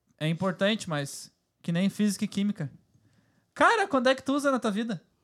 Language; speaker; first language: Portuguese; native; Portuguese